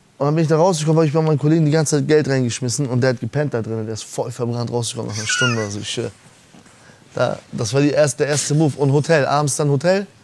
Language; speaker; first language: German; early bilingual, other home language; Persian